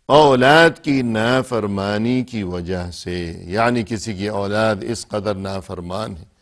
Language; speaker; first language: Urdu; native; Urdu